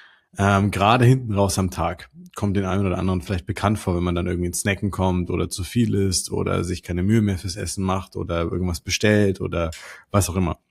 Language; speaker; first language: German; native; German